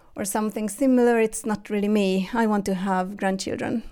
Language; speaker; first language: English; non-native, fluent; Hungarian